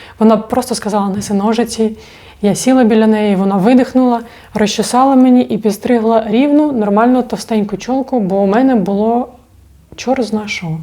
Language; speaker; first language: Ukrainian; non-native, local second language; Russian